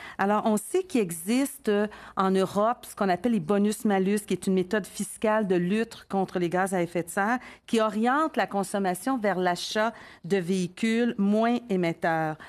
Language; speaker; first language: French; native; French